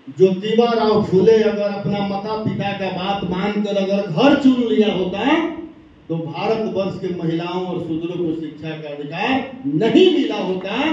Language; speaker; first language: Hindi; native; Hindi